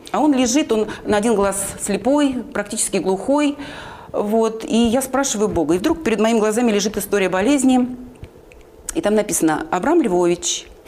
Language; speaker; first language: Russian; native; Russian